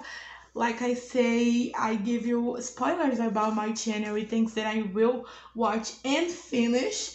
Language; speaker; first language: English; non-native, learner; Portuguese